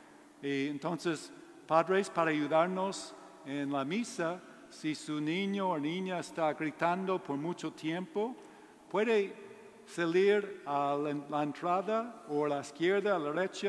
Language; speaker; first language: Spanish; non-native, learner; English